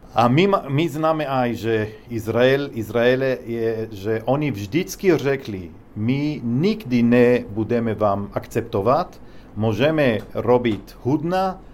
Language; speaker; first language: Czech; non-native, learner; Hebrew